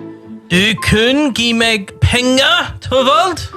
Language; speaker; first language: Norwegian; non-native, learner; English